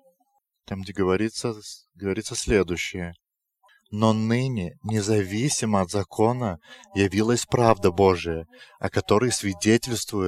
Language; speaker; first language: Russian; non-native, fluent; Lithuanian